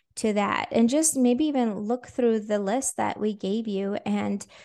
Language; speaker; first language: English; non-native, fluent; Russian